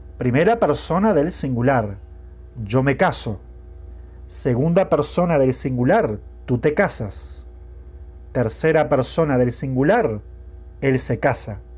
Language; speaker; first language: Spanish; non-native, fluent; Portuguese